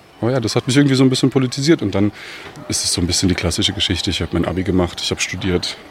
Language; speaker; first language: German; early bilingual, other home language; Bosnian